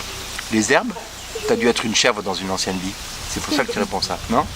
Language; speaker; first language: French; native; French